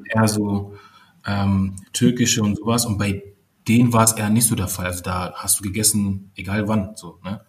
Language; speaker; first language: German; early bilingual, other home language; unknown